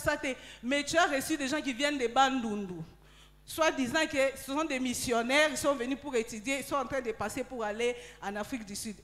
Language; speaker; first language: French; non-native, local second language; Lingala